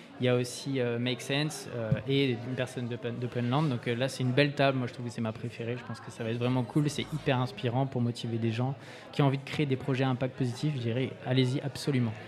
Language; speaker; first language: French; native; French